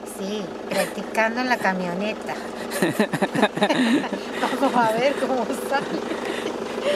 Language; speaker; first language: Spanish; native; Spanish